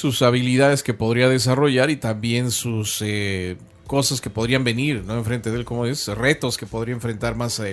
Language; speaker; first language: Spanish; native; Spanish